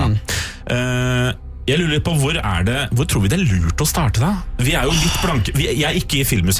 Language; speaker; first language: Norwegian; native; Norwegian